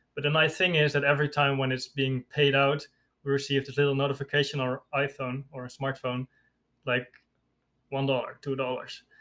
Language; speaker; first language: English; non-native, fluent; Dutch